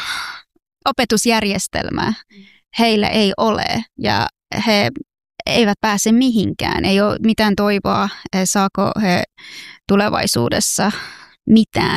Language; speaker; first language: Finnish; early bilingual, other home language; Persian